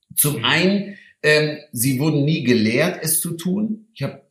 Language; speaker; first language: German; native; German